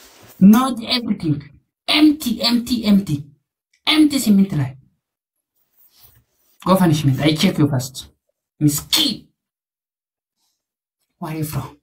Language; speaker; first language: English; non-native, learner; Amharic